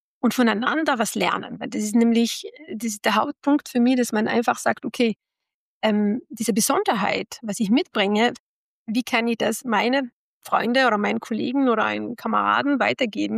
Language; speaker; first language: German; non-native, fluent; Arabic